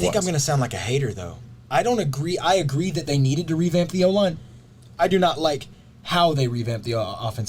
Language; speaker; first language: English; native; English